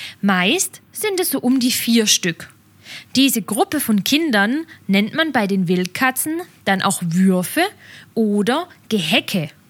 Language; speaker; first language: German; native; German